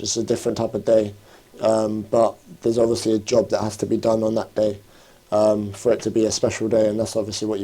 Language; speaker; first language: English; native; English